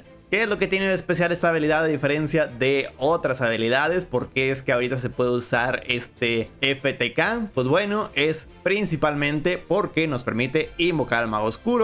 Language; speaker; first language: Spanish; native; Spanish